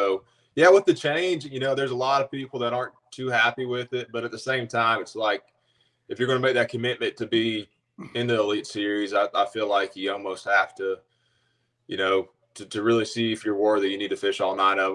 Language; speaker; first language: English; native; English